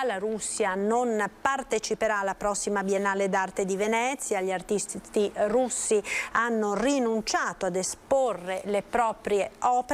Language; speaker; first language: Italian; native; Italian